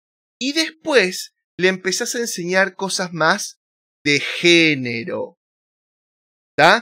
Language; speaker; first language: Spanish; native; Spanish